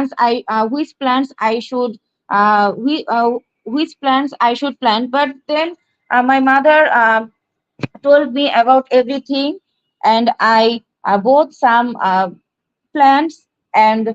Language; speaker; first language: English; non-native, learner; Bangla